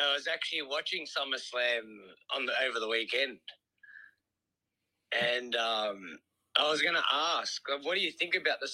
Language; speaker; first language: English; native; English